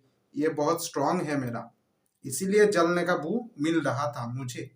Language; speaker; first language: Hindi; non-native, local second language; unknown